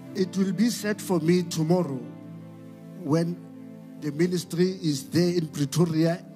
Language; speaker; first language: English; non-native, local second language; Southern Sotho